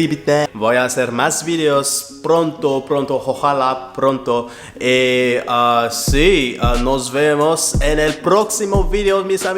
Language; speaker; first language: Spanish; non-native, learner; French